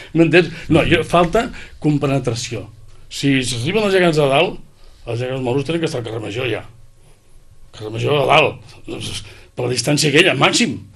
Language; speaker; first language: Catalan; native; Catalan